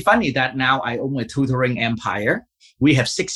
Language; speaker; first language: English; non-native, fluent; Vietnamese